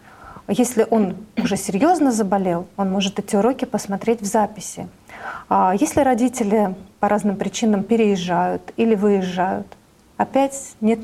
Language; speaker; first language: Russian; native; Russian